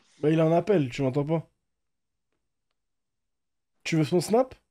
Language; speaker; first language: French; native; French